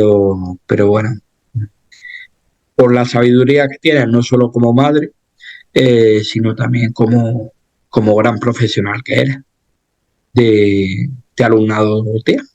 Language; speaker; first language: Spanish; native; Spanish